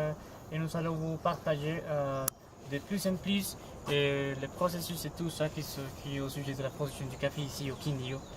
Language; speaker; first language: French; non-native, learner; Spanish